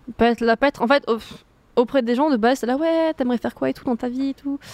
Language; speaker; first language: French; native; French